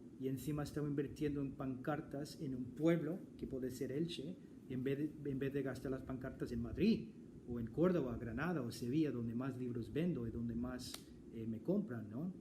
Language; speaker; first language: Spanish; non-native, fluent; English